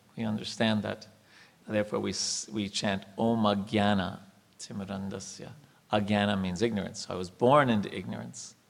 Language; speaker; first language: English; native; English